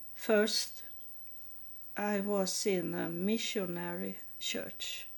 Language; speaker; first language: English; non-native, learner; Swedish